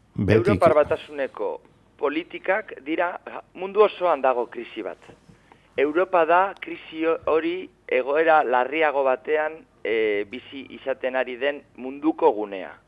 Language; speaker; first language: Basque; native; Basque